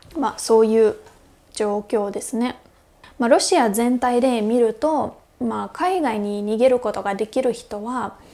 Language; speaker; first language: Japanese; non-native, fluent; Russian